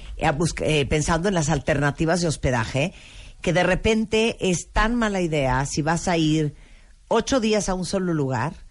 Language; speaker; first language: Spanish; native; Spanish